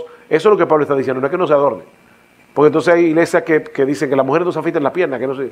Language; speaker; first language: Spanish; native; Spanish